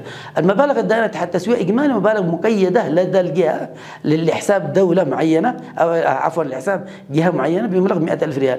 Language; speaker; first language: Arabic; native; Arabic